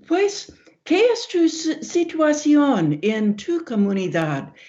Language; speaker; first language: Spanish; non-native, learner; English